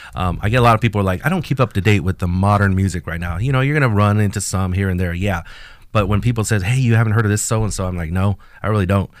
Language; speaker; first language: English; non-native, fluent; Spanish